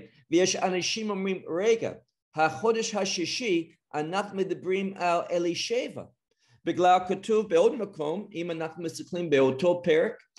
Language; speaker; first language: Hebrew; non-native, fluent; English